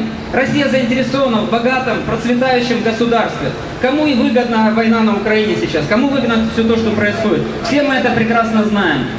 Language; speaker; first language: Russian; native; Russian